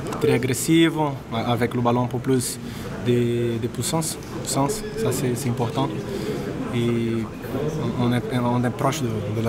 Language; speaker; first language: French; non-native, learner; Portuguese